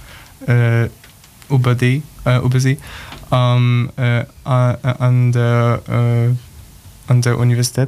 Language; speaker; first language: German; non-native, learner; Polish